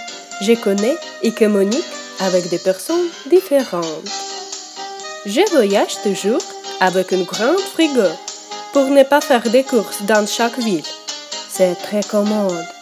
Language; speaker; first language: French; non-native, learner; Russian